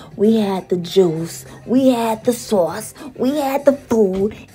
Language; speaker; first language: English; native; English